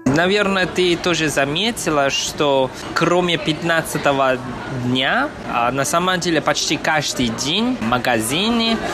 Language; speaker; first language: Russian; non-native, fluent; Chinese